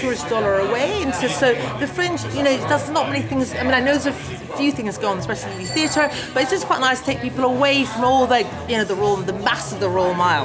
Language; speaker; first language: English; native; English